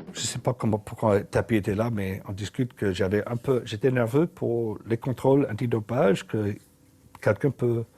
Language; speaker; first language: French; non-native, learner; English